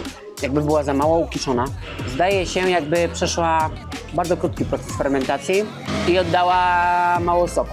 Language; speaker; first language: Polish; native; Polish